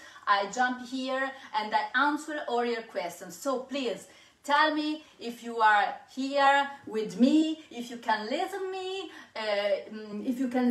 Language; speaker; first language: English; non-native, fluent; Italian